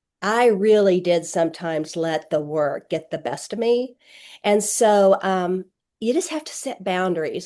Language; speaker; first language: English; native; English